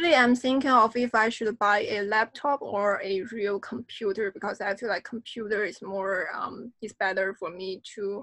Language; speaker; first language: English; non-native, fluent; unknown